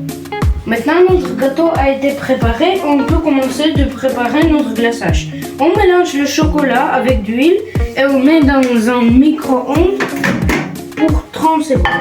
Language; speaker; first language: French; non-native, learner; Ukrainian